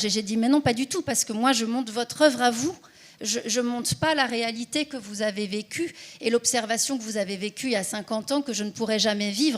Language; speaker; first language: French; native; French